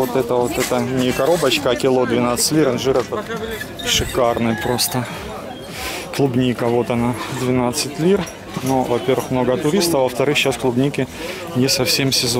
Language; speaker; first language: Russian; native; Russian